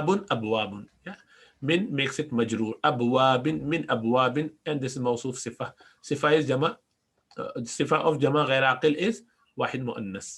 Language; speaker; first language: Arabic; non-native, fluent; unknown